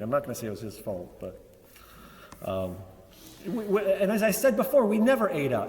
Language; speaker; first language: English; native; English